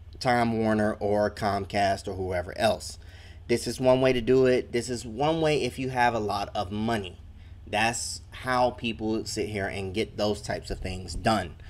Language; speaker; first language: English; native; English